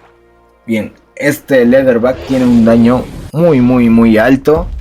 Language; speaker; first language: Spanish; native; Spanish